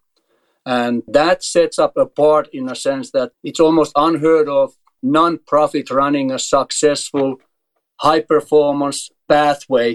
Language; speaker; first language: English; non-native, fluent; Finnish